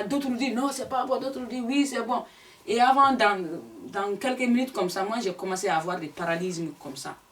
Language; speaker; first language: French; non-native, local second language; Bambara